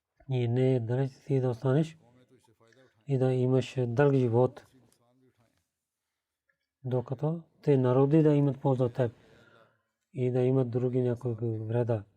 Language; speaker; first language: Bulgarian; non-native, learner; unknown